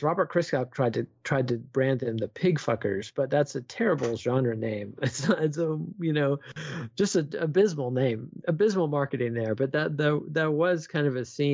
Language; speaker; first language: English; native; English